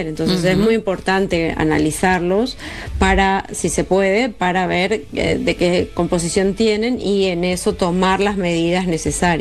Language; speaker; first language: Spanish; native; Spanish